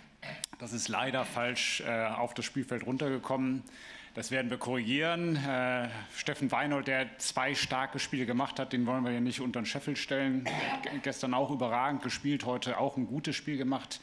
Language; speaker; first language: German; native; German